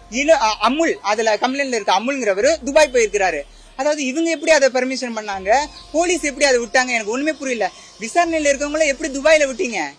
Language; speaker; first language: Tamil; native; Tamil